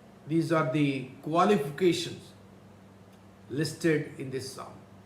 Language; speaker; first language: English; non-native, local second language; Telugu